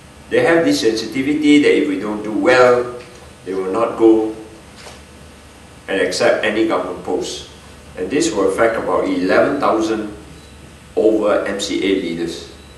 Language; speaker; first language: English; non-native, local second language; Min Nan Chinese